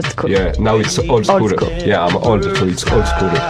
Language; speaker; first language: English; non-native, learner; French